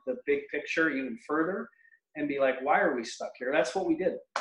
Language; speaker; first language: English; native; English